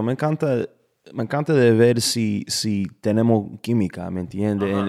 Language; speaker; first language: Spanish; non-native, learner; English